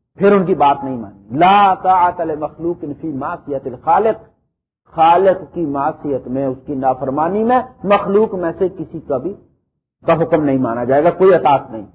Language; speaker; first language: Urdu; native; Urdu